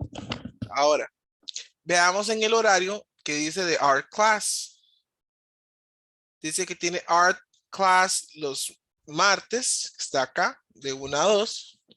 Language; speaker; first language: Spanish; native; Spanish